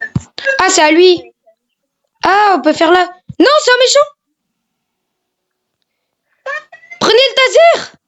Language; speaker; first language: French; native; French